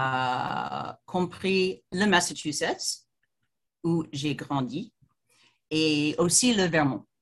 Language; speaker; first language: French; non-native, fluent; English